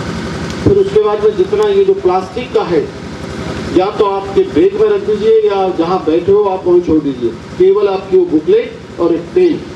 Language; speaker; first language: Hindi; native; Hindi